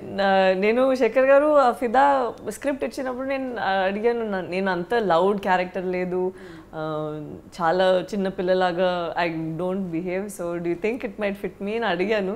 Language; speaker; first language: Telugu; non-native, learner; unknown